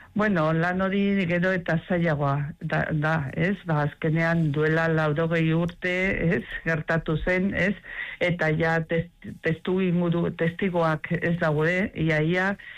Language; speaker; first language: Basque; non-native, local second language; Spanish